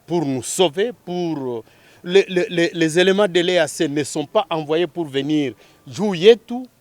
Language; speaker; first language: French; non-native, local second language; Swahili